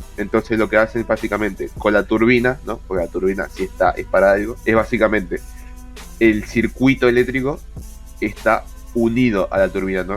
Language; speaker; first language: Spanish; native; Spanish